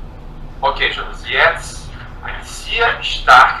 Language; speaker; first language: German; non-native, fluent; Portuguese